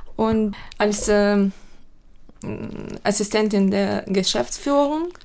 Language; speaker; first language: German; non-native, fluent; Ukrainian